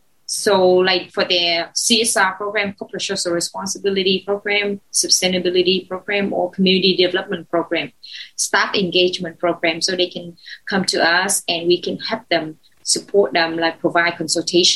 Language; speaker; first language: English; non-native, fluent; Vietnamese